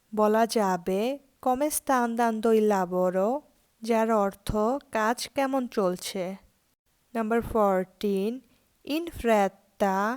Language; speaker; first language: Bangla; native; Bangla